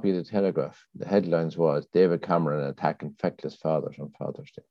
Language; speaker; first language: English; native; English